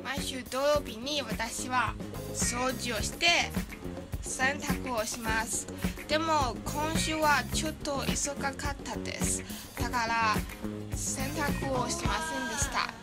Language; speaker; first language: Japanese; non-native, learner; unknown